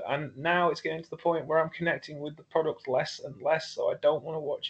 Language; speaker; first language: English; native; English